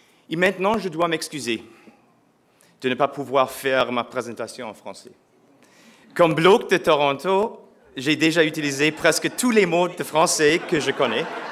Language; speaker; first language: French; non-native, learner; English